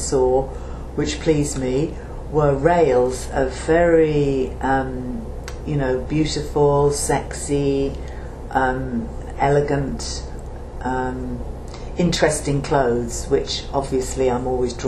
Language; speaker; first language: English; native; English